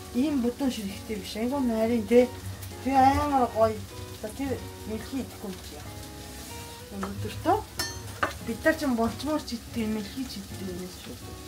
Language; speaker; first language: Mongolian; non-native, fluent; Japanese